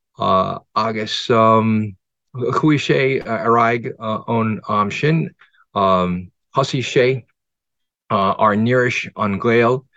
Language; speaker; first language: Irish; non-native, fluent; English